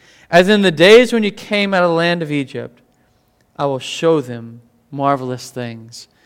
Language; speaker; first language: English; native; English